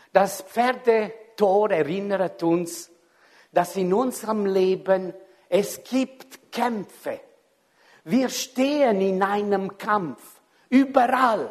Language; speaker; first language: German; non-native, fluent; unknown